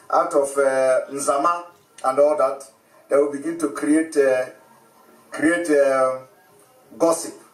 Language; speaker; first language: English; non-native, local second language; Igbo